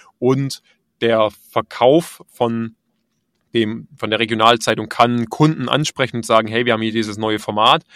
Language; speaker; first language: German; native; German